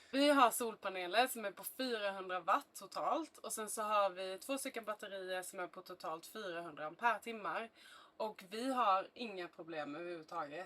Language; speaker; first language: Swedish; native; Swedish